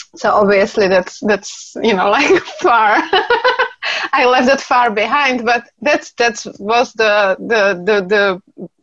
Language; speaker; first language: English; non-native, fluent; Czech